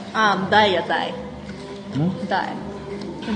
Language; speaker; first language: Korean; non-native, learner; Japanese